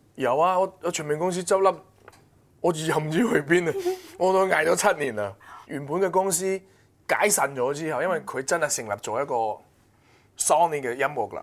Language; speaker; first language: Cantonese; non-native, fluent; Chinese